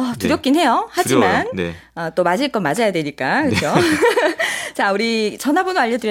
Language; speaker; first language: Korean; native; Korean